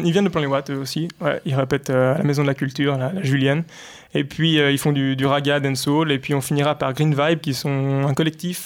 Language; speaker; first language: French; native; French